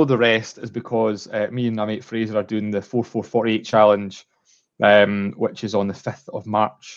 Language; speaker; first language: English; native; English